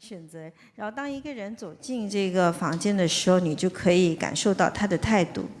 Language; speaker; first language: Chinese; native; Chinese